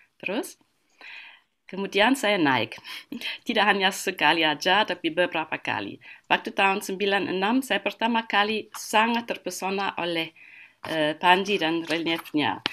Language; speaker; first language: Indonesian; non-native, fluent; German